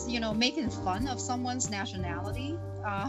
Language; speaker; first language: English; non-native, fluent; Chinese